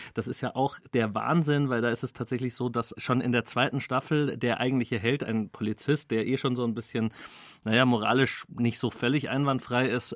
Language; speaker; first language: German; native; German